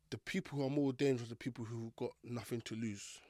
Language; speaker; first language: English; native; English